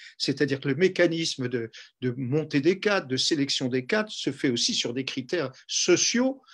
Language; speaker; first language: French; native; French